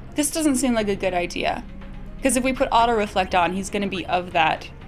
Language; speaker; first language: English; native; English